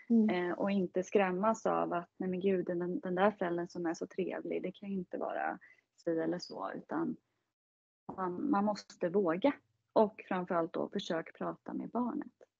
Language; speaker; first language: Swedish; native; Swedish